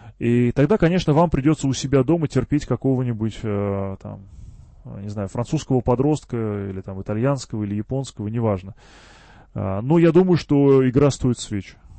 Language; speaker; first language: Russian; early bilingual, heritage; Russian